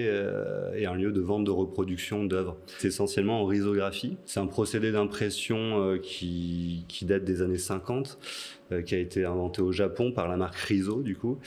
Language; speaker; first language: French; native; French